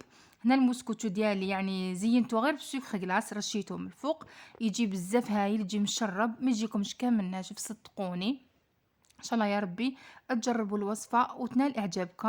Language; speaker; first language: Arabic; native; Arabic